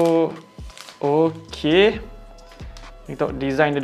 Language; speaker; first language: Malay; native; Malay